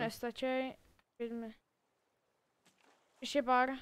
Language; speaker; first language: Czech; native; Czech